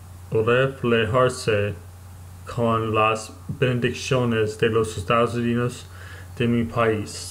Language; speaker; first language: Spanish; non-native, learner; English